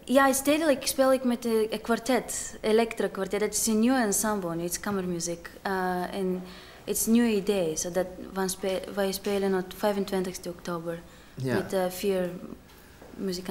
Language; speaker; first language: Dutch; non-native, learner; Bulgarian